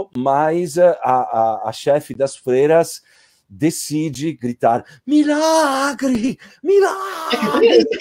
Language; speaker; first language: Portuguese; non-native, fluent; Italian